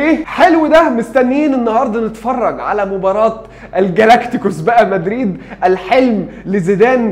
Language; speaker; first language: Arabic; native; Arabic